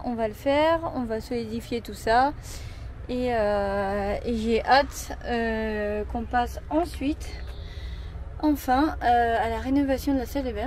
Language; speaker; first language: French; native; French